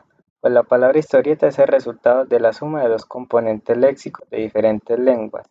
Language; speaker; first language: Spanish; native; Spanish